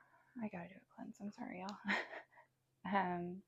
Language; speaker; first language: English; native; English